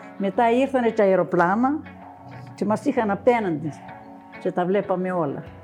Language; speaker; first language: Greek; native; Greek